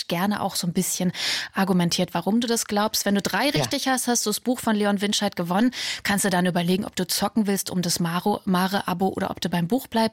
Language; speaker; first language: German; native; German